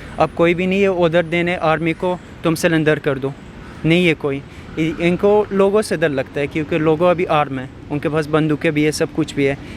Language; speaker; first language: Hindi; non-native, fluent; Persian